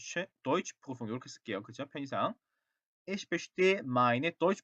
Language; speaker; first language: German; non-native, fluent; Korean